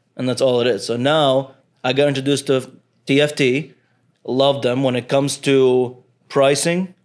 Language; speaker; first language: English; early bilingual, other home language; Arabic